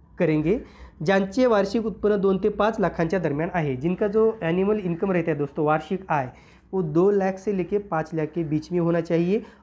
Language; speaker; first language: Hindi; non-native, local second language; Marathi